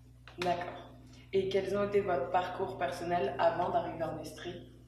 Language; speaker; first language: French; native; French